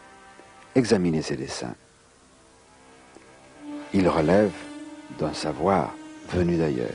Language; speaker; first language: French; native; French